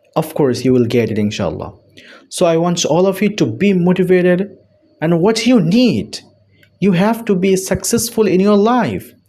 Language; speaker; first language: English; non-native, local second language; Bangla